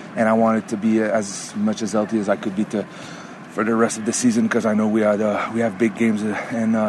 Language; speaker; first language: English; native; English